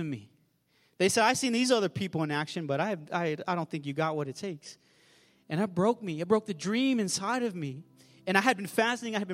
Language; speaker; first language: English; native; English